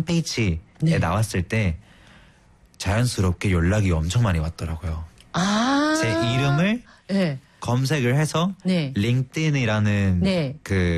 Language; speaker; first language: Korean; non-native, fluent; Spanish